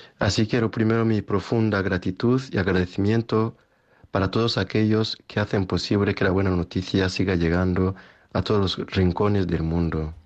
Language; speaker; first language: Spanish; non-native, fluent; Kinyarwanda